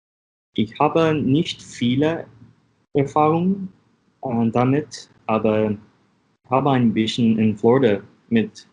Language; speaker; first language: German; non-native, learner; English